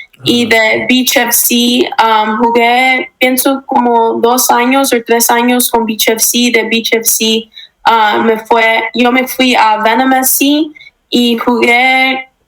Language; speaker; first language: Spanish; early bilingual, heritage; English